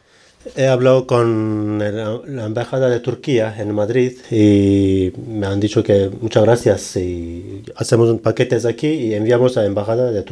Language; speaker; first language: Spanish; non-native, learner; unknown